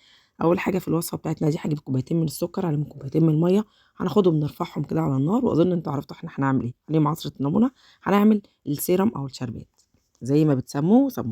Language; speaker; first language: Arabic; native; Arabic